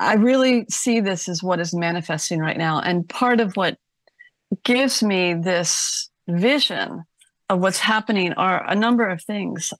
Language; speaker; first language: English; native; English